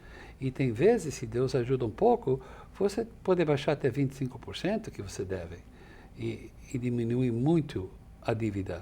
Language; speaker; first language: Portuguese; non-native, fluent; English